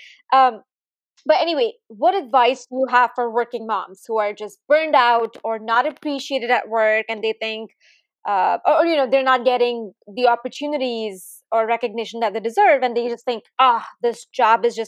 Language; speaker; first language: English; non-native, local second language; Hindi